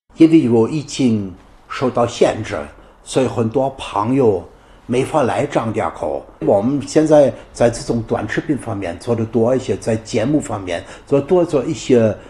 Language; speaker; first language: Chinese; non-native, fluent; German